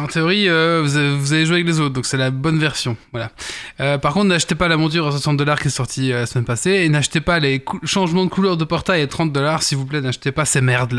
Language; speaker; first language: French; native; French